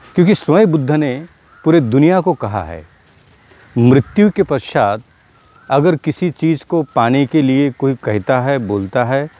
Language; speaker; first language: Hindi; non-native, local second language; Marathi